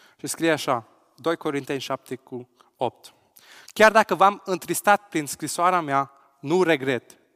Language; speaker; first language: Romanian; non-native, local second language; Hungarian